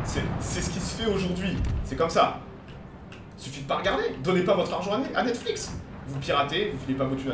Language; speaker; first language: French; native; French